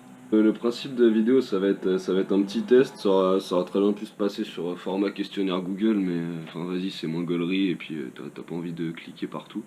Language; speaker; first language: French; native; French